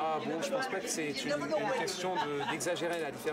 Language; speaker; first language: French; non-native, fluent; English